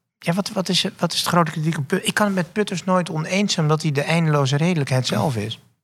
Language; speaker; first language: Dutch; native; Dutch